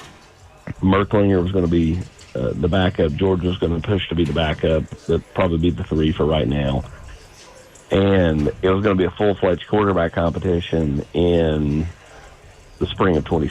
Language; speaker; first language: English; native; English